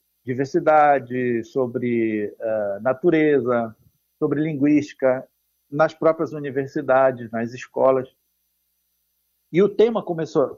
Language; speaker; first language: Portuguese; native; Portuguese